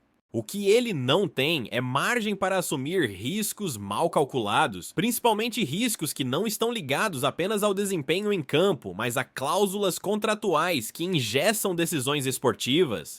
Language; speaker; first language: Portuguese; native; Portuguese